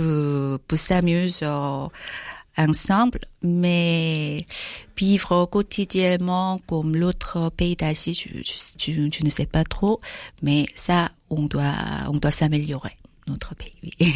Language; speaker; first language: French; non-native, learner; Korean